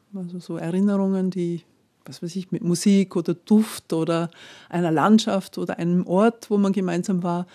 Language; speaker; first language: German; native; German